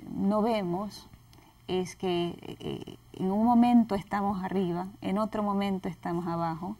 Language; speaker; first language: Spanish; native; Spanish